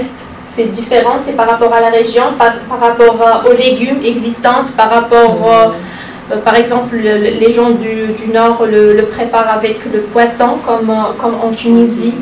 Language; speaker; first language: French; non-native, local second language; Arabic